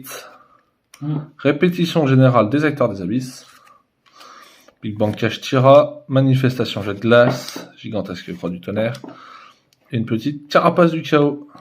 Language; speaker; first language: French; native; French